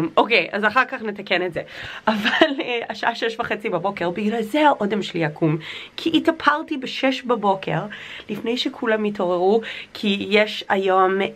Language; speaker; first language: Hebrew; native; Hebrew